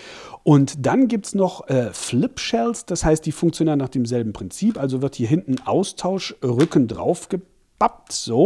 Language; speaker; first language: German; native; German